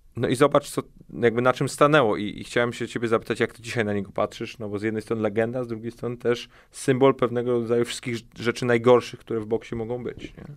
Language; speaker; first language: Polish; native; Polish